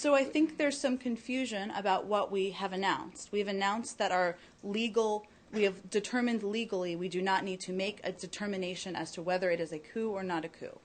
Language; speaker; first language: English; native; English